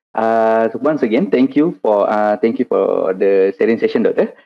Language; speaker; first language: English; non-native, local second language; Malay